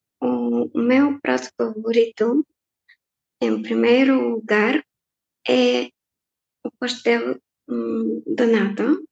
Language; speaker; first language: Portuguese; non-native, fluent; Bulgarian